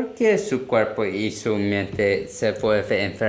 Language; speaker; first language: Spanish; non-native, learner; Korean